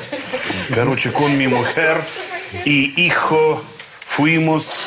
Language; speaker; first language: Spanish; non-native, learner; Russian